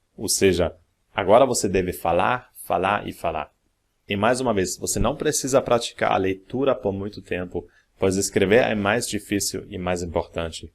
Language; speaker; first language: Portuguese; non-native, fluent; German